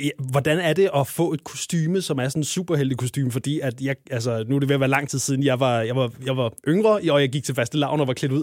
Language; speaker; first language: Danish; native; Danish